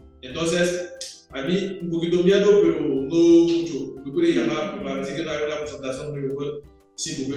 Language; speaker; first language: Spanish; non-native, learner; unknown